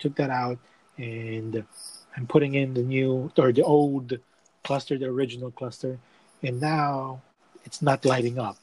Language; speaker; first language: English; non-native, local second language; Filipino